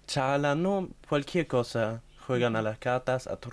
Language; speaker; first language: Spanish; non-native, fluent; German